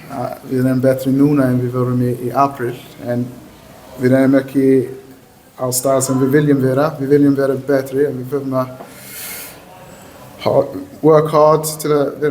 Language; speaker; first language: Icelandic; non-native, learner; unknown